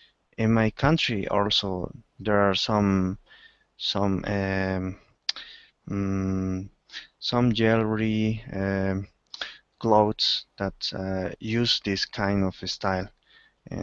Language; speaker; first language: English; non-native, learner; Spanish